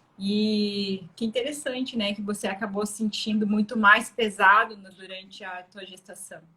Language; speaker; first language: Portuguese; native; Portuguese